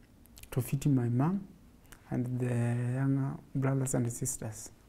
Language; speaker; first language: English; non-native, local second language; Kamba